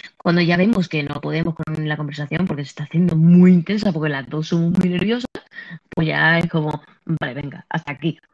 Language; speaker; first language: Spanish; native; Spanish